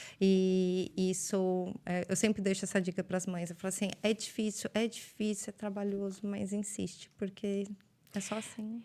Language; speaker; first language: Portuguese; native; Portuguese